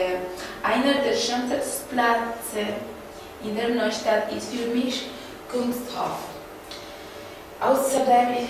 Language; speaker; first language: German; non-native, fluent; Spanish